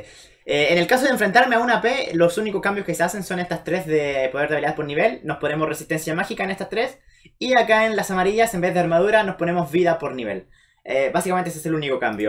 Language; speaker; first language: Spanish; native; Spanish